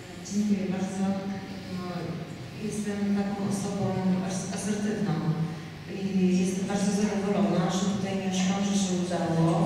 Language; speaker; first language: Polish; non-native, fluent; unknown